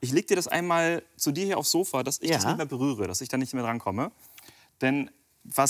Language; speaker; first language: German; native; German